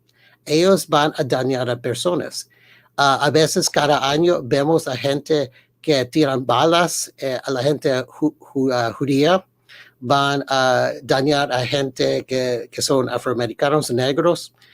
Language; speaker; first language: Spanish; early bilingual, heritage; Spanish